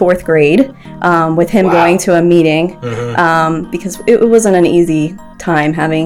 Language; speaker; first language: English; native; English